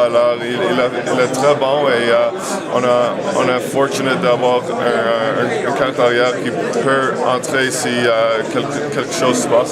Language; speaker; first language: French; non-native, local second language; English